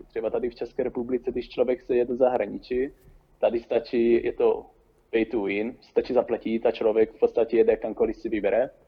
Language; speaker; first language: Czech; non-native, fluent; Italian